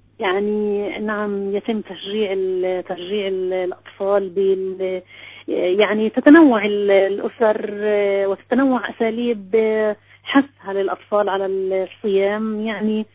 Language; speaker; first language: Arabic; native; Arabic